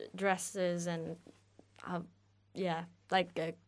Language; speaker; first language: English; non-native, fluent; Norwegian